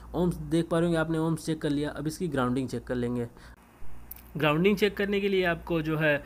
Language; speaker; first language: Hindi; native; Hindi